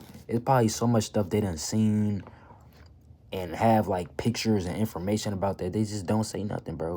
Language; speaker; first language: English; native; English